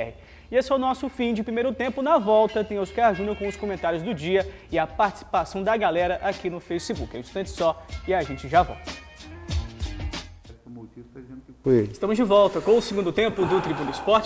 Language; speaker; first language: Portuguese; native; Portuguese